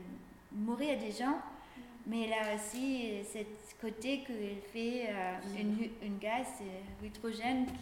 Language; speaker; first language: French; non-native, fluent; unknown